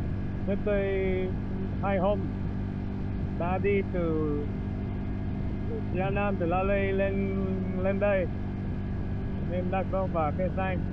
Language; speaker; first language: Vietnamese; non-native, fluent; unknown